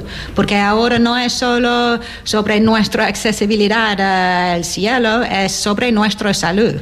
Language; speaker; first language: Spanish; non-native, learner; English